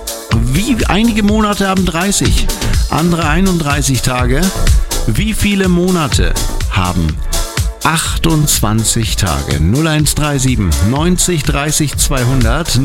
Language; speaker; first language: German; native; German